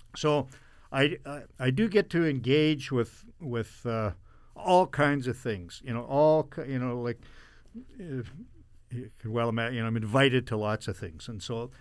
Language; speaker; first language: English; native; English